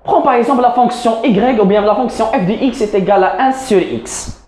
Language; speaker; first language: French; non-native, local second language; Arabic